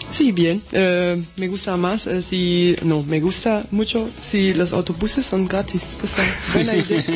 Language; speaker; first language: Spanish; non-native, learner; German